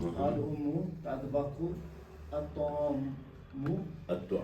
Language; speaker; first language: Arabic; non-native, learner; Urdu